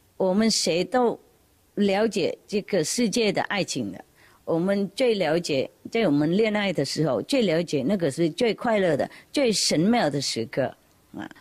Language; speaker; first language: Chinese; non-native, fluent; Vietnamese